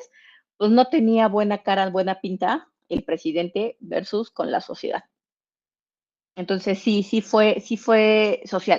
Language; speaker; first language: Spanish; native; Spanish